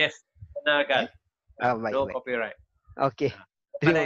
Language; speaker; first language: Malay; native; Malay